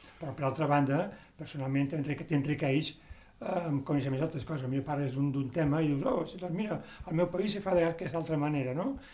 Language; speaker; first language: Catalan; native; Catalan